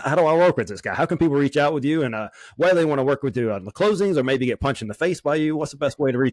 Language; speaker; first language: English; native; English